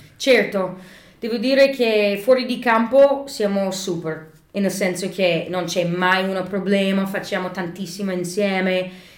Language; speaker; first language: Italian; non-native, fluent; English